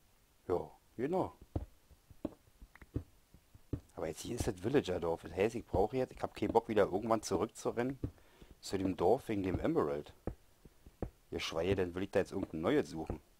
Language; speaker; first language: German; native; German